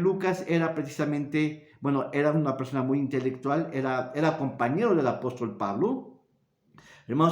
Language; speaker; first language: Spanish; native; Spanish